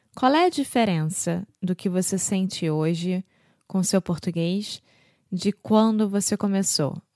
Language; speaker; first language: Portuguese; native; Portuguese